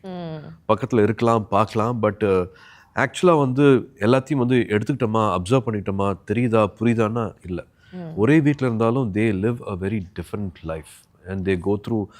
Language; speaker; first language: Tamil; native; Tamil